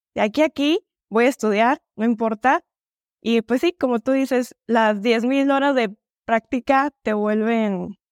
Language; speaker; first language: Spanish; native; Spanish